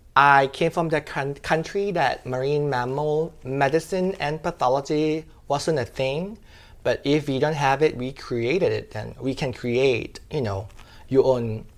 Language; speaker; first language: English; non-native, fluent; Thai